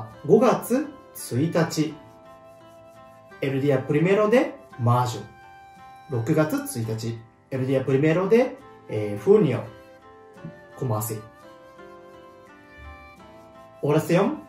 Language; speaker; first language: Spanish; non-native, learner; Japanese